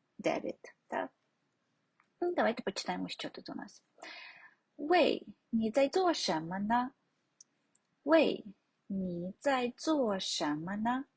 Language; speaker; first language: Chinese; non-native, fluent; Ukrainian